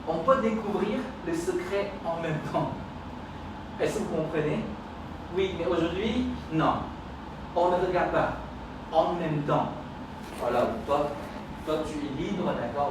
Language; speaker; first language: French; non-native, fluent; Khmer